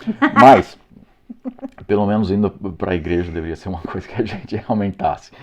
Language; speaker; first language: Portuguese; non-native, fluent; English